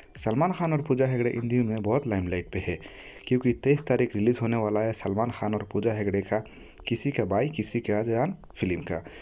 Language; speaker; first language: Hindi; non-native, local second language; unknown